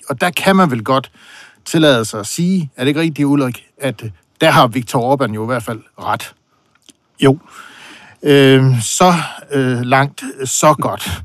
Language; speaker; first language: Danish; native; Danish